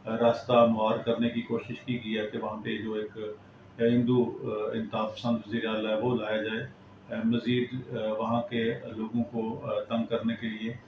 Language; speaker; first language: Urdu; non-native, local second language; Pahari-Potwari